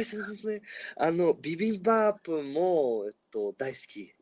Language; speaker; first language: Japanese; non-native, learner; Spanish